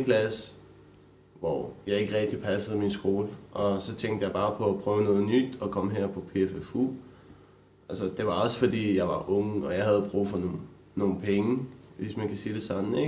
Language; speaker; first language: Danish; early bilingual, other home language; Romanian